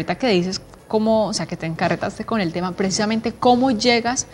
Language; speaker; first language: Spanish; native; Spanish